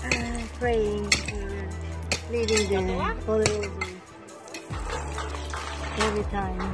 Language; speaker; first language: English; non-native, local second language; Filipino